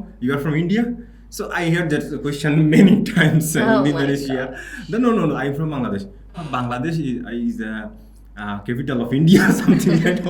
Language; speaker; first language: English; non-native, local second language; Bangla